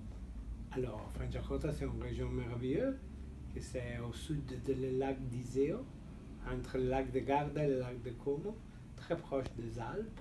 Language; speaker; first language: French; non-native, fluent; Italian